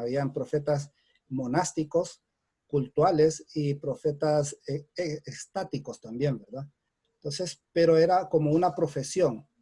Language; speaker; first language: Spanish; native; Spanish